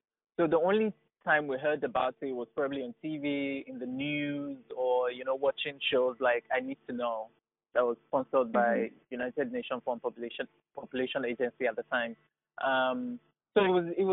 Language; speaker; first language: English; non-native, local second language; Igbo